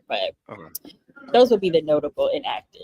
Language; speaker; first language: English; native; English